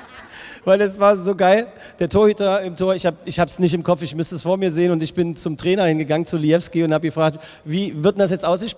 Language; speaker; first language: German; native; German